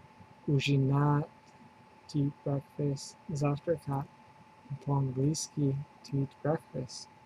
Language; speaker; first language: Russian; non-native, learner; English